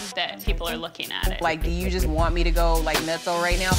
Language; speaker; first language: English; native; English